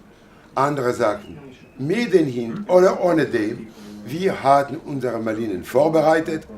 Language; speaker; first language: German; non-native, fluent; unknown